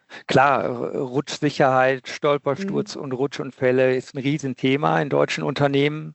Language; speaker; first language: German; native; German